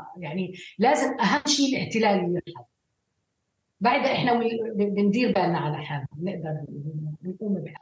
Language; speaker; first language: Arabic; native; Arabic